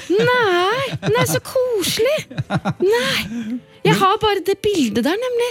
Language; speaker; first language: Norwegian; native; Norwegian